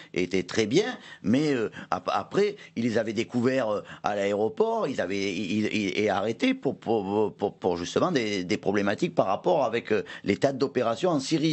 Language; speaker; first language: French; native; French